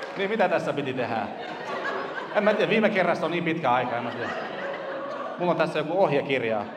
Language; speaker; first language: Finnish; early bilingual, other home language; Kurdish